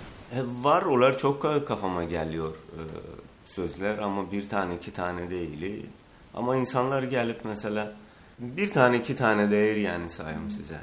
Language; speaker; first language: Turkish; non-native, learner; Azerbaijani